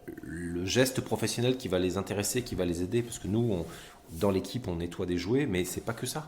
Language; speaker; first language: French; native; French